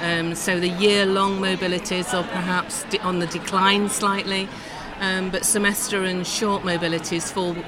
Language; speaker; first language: English; native; English